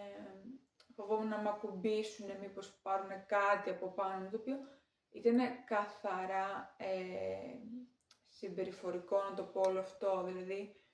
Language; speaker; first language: Greek; native; Greek